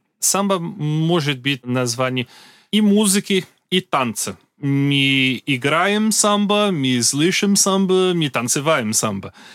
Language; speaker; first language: Russian; non-native, learner; Portuguese